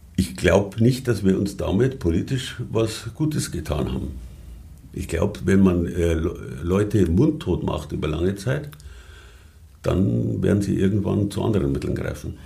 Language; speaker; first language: German; native; German